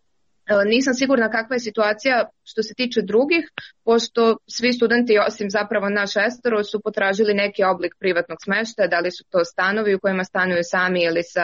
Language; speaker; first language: Serbian; native; Serbian